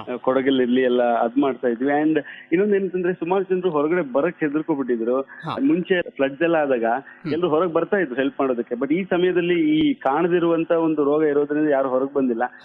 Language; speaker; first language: Kannada; non-native, local second language; Kodava